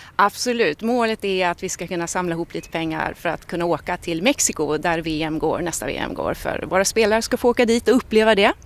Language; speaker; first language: Swedish; native; Swedish